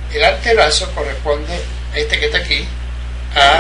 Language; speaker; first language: Spanish; native; Spanish